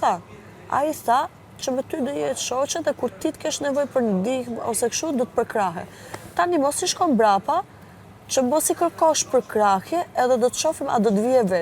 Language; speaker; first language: Albanian; native; Albanian